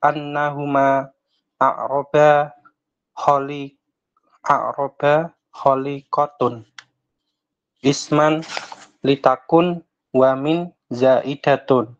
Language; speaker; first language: Arabic; non-native, learner; Indonesian